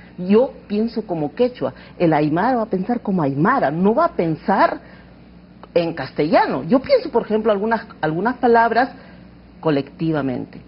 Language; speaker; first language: Spanish; non-native, local second language; Quechua